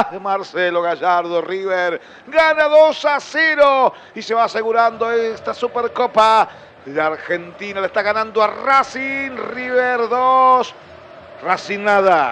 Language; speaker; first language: Spanish; native; Spanish